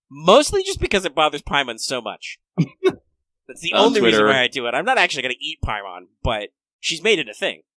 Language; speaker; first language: English; native; English